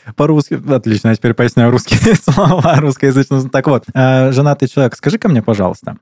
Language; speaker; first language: Russian; native; Russian